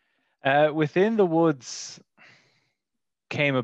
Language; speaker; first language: English; native; English